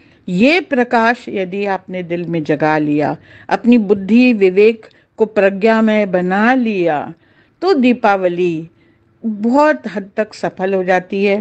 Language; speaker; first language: Hindi; native; Hindi